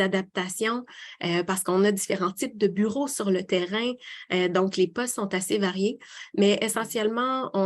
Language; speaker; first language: French; native; French